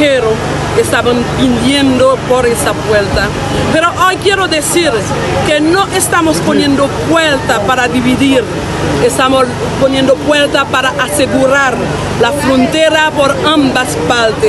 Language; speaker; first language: Spanish; non-native, fluent; Haitian Creole